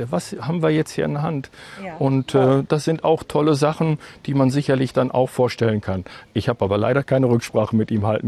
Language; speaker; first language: German; native; German